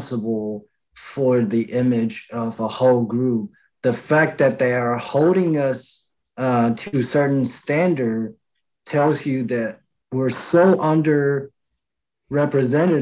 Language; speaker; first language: English; non-native, fluent; Chinese